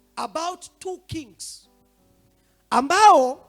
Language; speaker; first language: English; non-native, local second language; Swahili